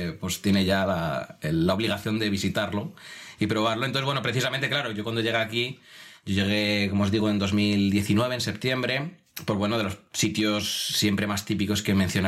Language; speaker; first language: Spanish; native; Spanish